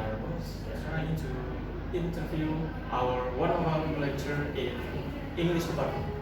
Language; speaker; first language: English; non-native, learner; Indonesian